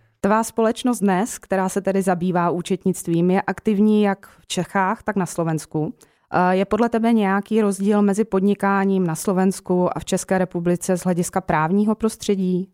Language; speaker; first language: Czech; native; Czech